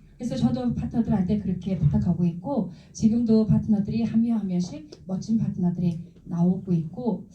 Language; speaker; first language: Korean; non-native, fluent; Mongolian